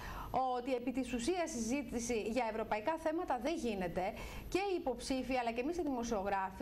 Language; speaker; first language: Greek; native; Greek